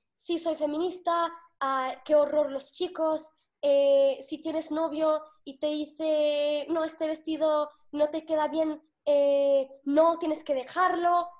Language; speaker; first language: Spanish; non-native, fluent; Arabic